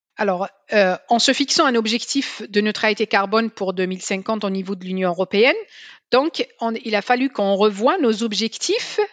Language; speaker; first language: French; non-native, local second language; Arabic